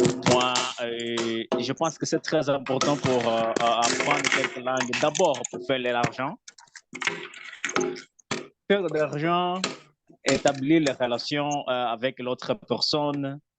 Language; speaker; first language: French; non-native, learner; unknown